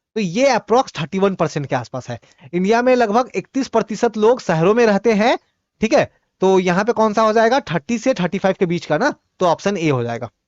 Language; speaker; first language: Hindi; non-native, local second language; Bhojpuri